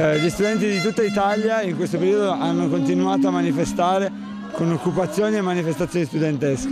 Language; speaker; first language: Italian; native; Italian